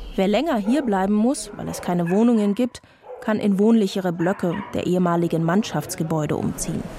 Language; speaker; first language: German; native; German